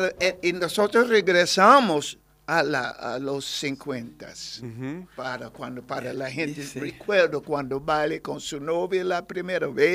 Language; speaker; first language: Spanish; non-native, learner; English